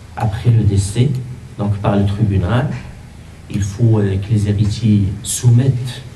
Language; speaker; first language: French; non-native, local second language; Arabic